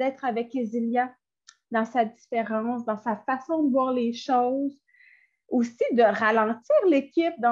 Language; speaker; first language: French; native; French